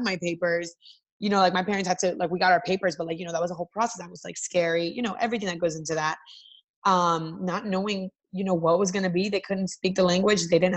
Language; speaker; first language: English; early bilingual, other home language; Spanish